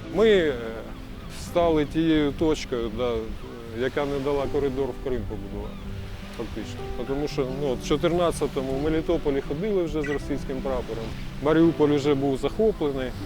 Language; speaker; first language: Ukrainian; native; Ukrainian